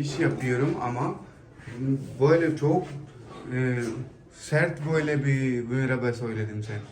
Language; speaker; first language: Turkish; non-native, learner; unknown